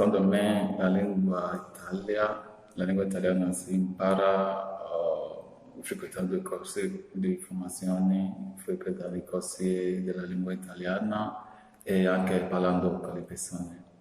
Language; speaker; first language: Italian; non-native, fluent; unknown